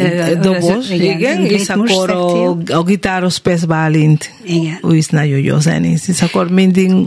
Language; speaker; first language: Hungarian; non-native, learner; Spanish